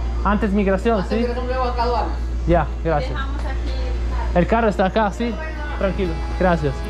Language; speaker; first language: Spanish; non-native, learner; Italian